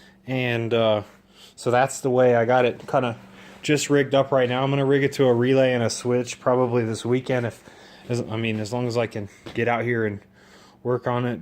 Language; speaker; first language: English; native; English